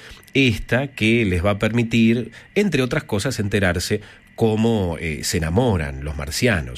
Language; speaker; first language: Spanish; native; Spanish